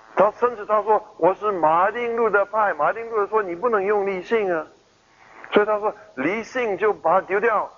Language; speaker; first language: Chinese; non-native, fluent; English